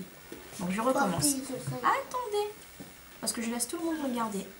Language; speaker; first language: French; native; French